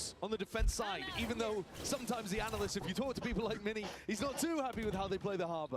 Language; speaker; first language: English; native; English